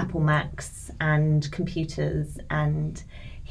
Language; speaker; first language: English; native; English